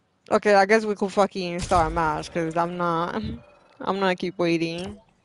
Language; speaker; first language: English; early bilingual, other home language; Spanish